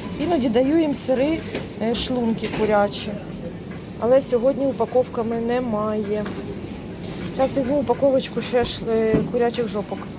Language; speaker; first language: Ukrainian; native; Ukrainian